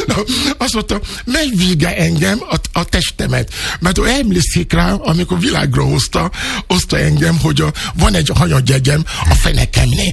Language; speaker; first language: Hungarian; non-native, learner; Yoruba